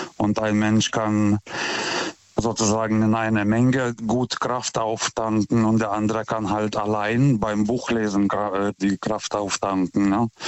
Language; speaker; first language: German; non-native, fluent; Lithuanian